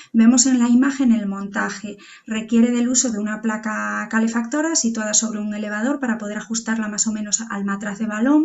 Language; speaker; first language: Spanish; native; Spanish